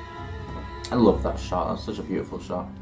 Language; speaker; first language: English; native; English